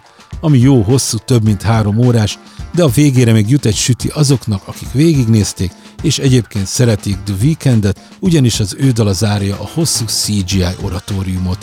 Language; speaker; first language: Hungarian; native; Hungarian